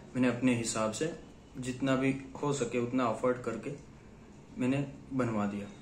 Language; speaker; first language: Hindi; non-native, local second language; Gujarati